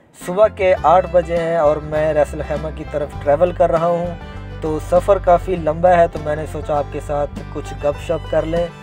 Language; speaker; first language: Urdu; non-native, local second language; Punjabi